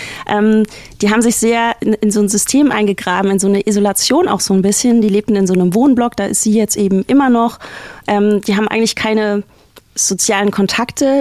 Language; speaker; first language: German; native; German